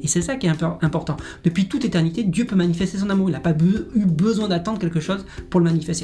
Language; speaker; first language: French; native; French